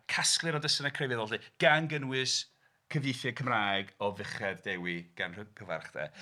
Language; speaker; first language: Welsh; native; Welsh